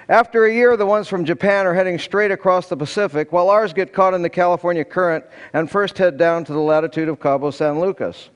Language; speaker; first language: English; native; English